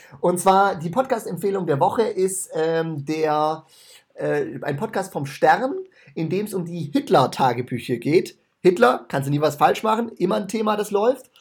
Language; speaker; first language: German; native; German